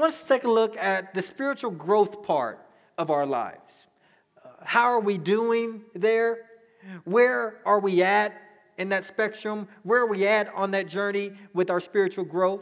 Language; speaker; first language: English; native; English